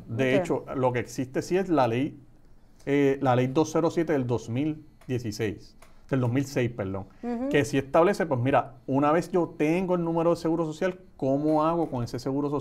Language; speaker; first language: Spanish; native; Spanish